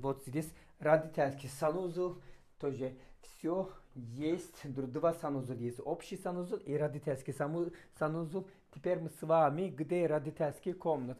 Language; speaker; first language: Russian; non-native, fluent; Turkish